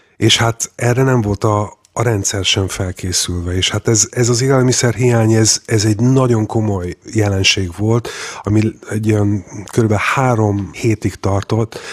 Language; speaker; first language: Hungarian; native; Hungarian